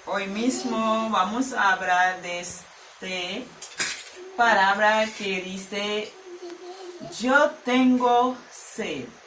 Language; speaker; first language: Spanish; non-native, learner; Haitian Creole